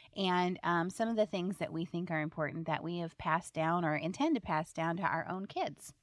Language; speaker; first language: English; native; English